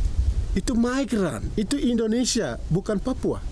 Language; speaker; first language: Indonesian; non-native, local second language; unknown